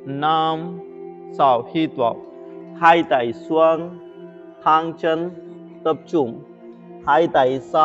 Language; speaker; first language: Vietnamese; non-native, learner; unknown